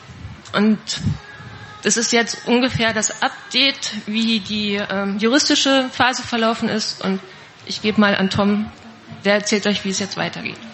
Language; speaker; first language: German; native; German